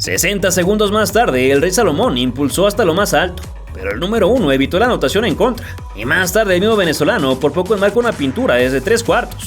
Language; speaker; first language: Spanish; native; Spanish